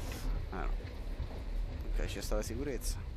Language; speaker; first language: Italian; native; Italian